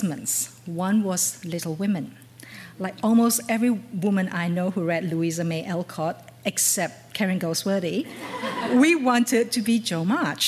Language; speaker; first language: English; non-native, local second language; Cantonese